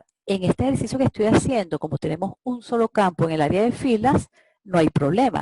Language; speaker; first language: Spanish; native; Spanish